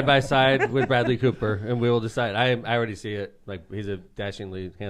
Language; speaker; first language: English; native; English